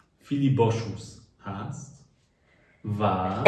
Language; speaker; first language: Persian; non-native, learner; German